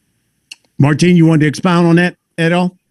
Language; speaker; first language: English; native; English